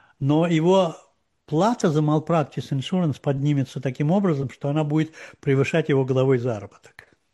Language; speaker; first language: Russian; native; Russian